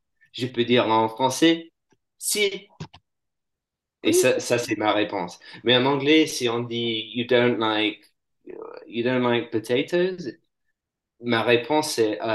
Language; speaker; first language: French; non-native, fluent; English